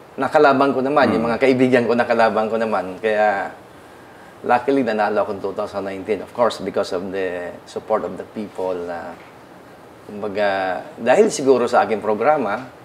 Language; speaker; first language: Filipino; non-native, local second language; Bikol